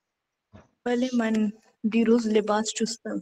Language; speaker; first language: Persian; non-native, learner; Urdu